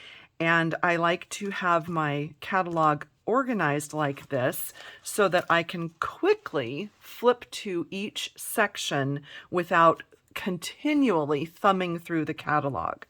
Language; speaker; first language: English; native; English